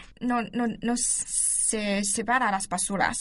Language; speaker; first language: Spanish; non-native, learner; Chinese